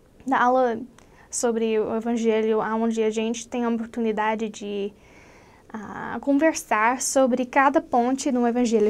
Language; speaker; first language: Portuguese; non-native, fluent; English